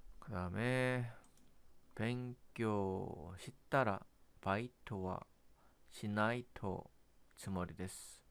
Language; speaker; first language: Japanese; non-native, learner; Korean